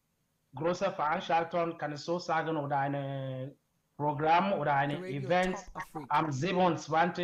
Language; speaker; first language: German; non-native, learner; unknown